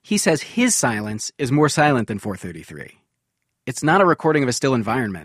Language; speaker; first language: English; native; English